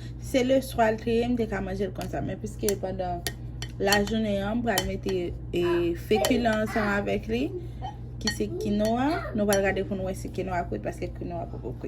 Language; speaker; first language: French; non-native, learner; Haitian Creole